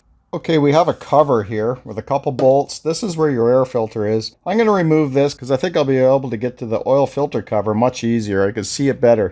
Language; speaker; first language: English; native; English